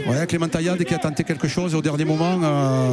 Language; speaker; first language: French; native; French